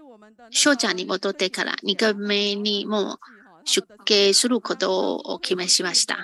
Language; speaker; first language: Japanese; non-native, fluent; Chinese